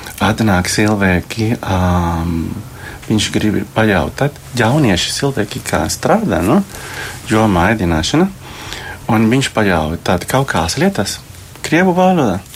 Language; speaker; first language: Latvian; non-native, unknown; Spanish